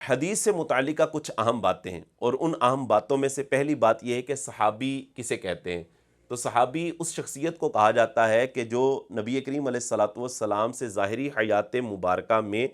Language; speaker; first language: Urdu; native; Urdu